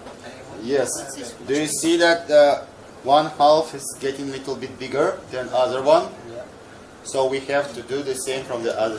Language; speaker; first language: English; non-native, fluent; Russian